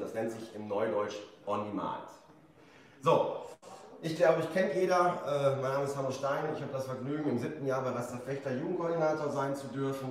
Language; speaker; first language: German; native; German